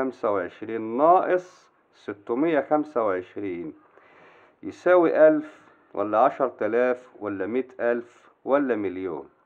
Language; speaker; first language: Arabic; native; Arabic